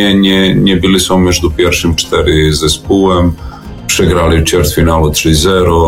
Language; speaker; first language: Polish; non-native, fluent; Serbian